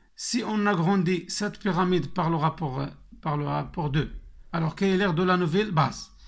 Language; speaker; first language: French; non-native, local second language; Arabic